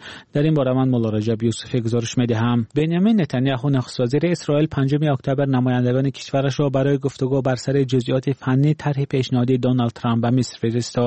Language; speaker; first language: Persian; native; Persian